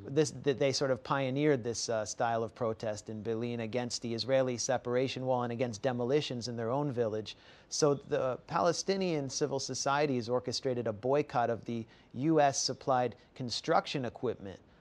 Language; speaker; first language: English; native; English